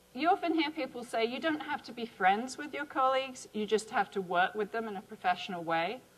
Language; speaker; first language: English; native; English